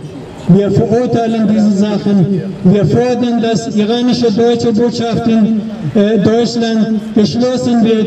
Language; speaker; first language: German; non-native, learner; Persian